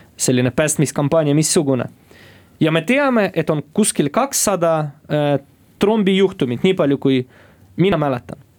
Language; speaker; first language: Estonian; non-native, local second language; Russian